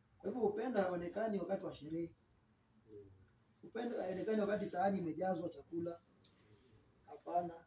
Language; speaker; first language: Swahili; native; Swahili